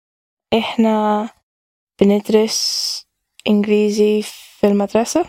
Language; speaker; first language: Arabic; non-native, learner; English